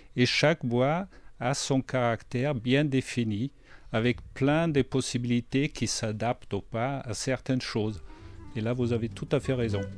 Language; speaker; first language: French; non-native, fluent; German